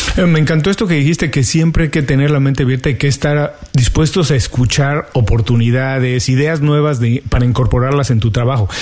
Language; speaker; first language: Spanish; native; Spanish